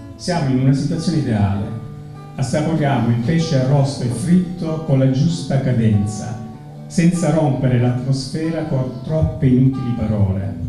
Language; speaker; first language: Italian; native; Italian